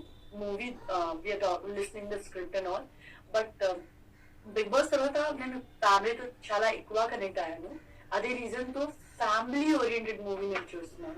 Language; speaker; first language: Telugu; non-native, learner; Gujarati